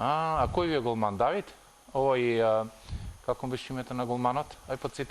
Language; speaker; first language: Macedonian; native; Macedonian